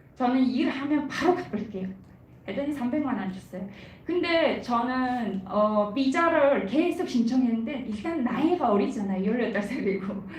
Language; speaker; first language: Korean; non-native, fluent; Mongolian